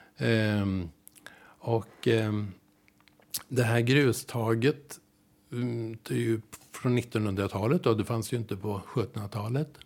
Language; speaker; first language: Swedish; native; Swedish